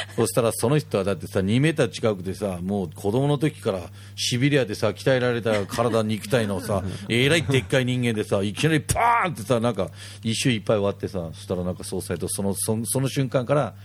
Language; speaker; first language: Japanese; non-native, fluent; Danish